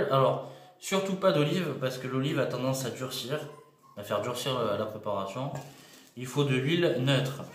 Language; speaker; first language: French; native; French